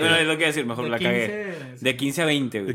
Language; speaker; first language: Spanish; native; Spanish